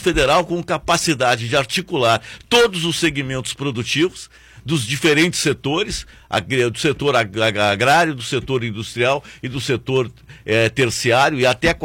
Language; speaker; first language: Portuguese; native; Portuguese